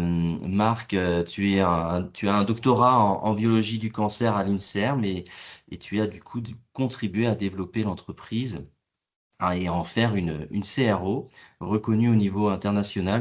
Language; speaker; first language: French; native; French